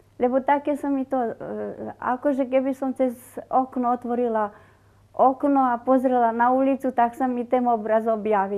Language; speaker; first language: Slovak; native; Slovak